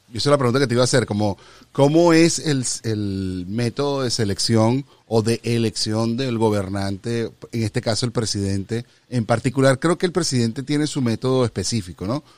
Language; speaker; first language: Spanish; native; Spanish